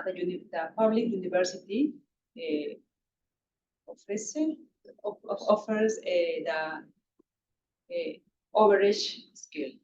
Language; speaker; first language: English; non-native, local second language; Spanish